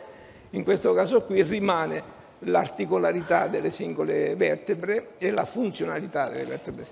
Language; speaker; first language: Italian; native; Italian